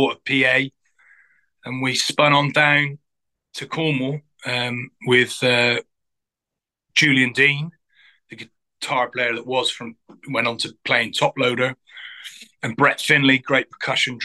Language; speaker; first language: English; native; English